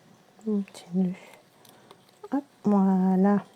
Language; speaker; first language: French; native; French